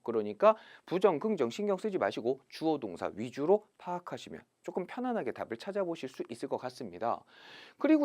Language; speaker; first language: Korean; native; Korean